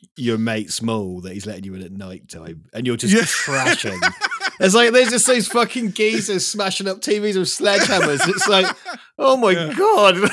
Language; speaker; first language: English; native; English